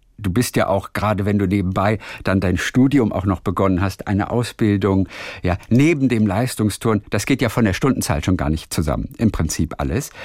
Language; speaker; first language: German; native; German